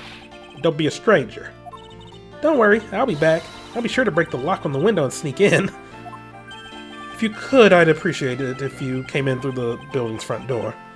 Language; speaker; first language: English; native; English